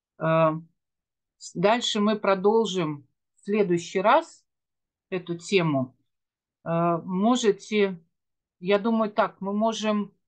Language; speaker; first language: Russian; native; Russian